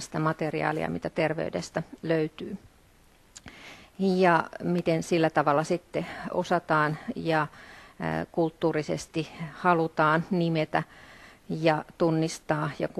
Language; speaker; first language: Finnish; native; Finnish